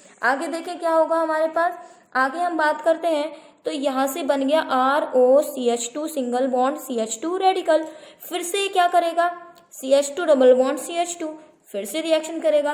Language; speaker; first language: Hindi; native; Hindi